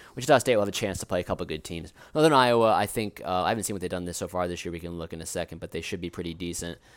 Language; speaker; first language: English; native; English